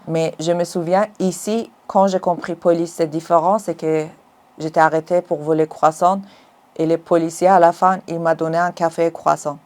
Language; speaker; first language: French; non-native, learner; Persian